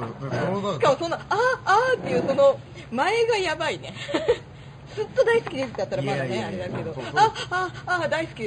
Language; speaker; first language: Japanese; native; Japanese